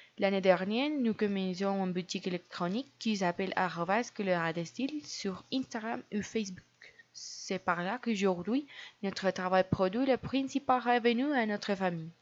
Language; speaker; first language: French; non-native, learner; Spanish